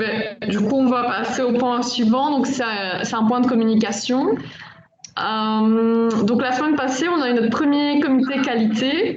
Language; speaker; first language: French; native; French